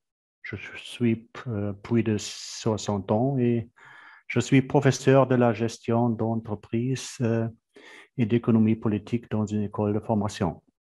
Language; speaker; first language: French; non-native, fluent; German